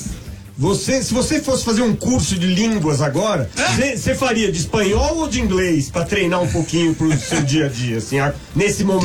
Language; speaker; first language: Portuguese; native; Portuguese